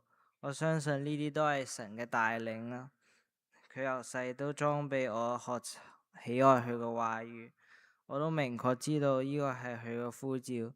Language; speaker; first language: Chinese; early bilingual, heritage; Cantonese